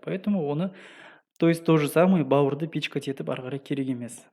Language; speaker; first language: Russian; non-native, local second language; Kazakh